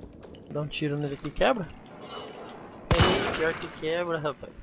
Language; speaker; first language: Portuguese; native; Portuguese